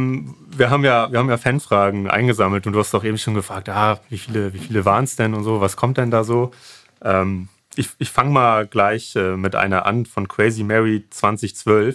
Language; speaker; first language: German; native; German